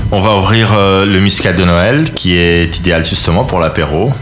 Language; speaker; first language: French; early bilingual, other home language; Spanish